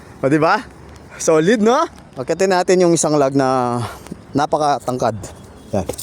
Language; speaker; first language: Filipino; native; Filipino